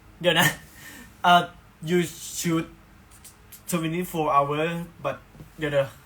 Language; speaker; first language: English; non-native, learner; Thai